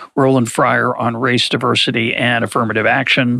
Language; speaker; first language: English; native; English